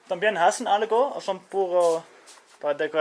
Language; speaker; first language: Spanish; non-native, learner; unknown